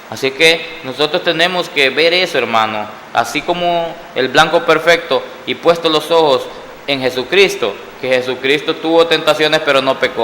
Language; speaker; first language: Spanish; native; Spanish